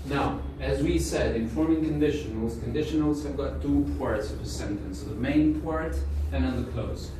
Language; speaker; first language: English; non-native, fluent; Albanian